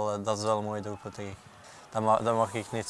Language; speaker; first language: Dutch; non-native, fluent; Norwegian